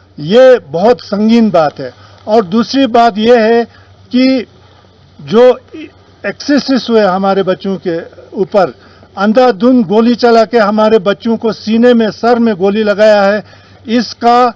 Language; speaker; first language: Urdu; non-native, local second language; Ladakhi